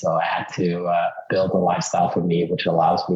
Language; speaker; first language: English; non-native, fluent; Finnish